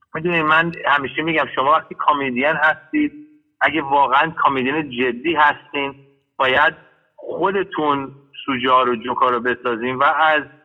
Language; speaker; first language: Persian; early bilingual, heritage; Persian